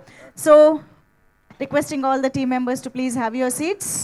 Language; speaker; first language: Telugu; native; Telugu